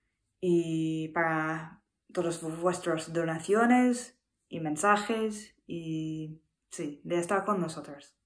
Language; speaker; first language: Spanish; non-native, learner; English